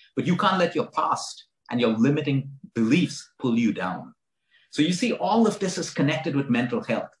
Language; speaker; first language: English; non-native, local second language; Konkani